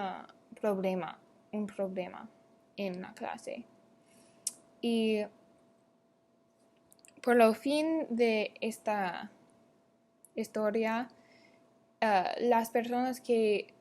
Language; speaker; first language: Spanish; non-native, learner; English